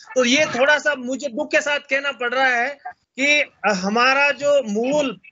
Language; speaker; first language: Hindi; native; Hindi